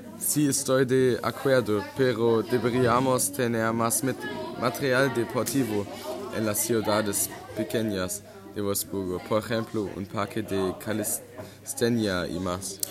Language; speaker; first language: Spanish; non-native, learner; German